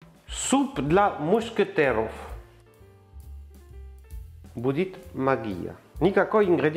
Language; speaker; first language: Russian; non-native, learner; French